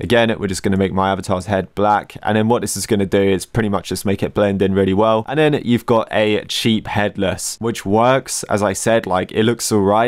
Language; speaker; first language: English; native; English